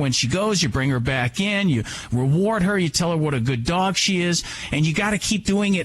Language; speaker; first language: English; native; English